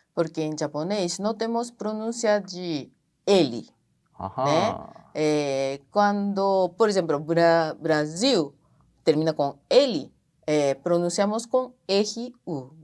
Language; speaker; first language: Portuguese; non-native, fluent; Japanese